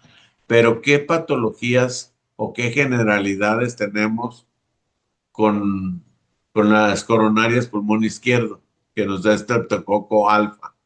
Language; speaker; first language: Spanish; native; Spanish